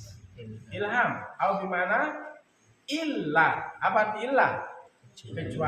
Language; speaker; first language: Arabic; non-native, fluent; Sasak